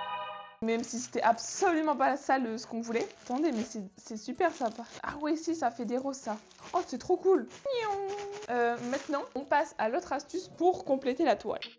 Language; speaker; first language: French; native; French